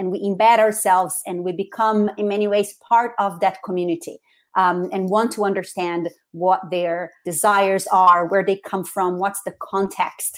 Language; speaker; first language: English; non-native, fluent; Portuguese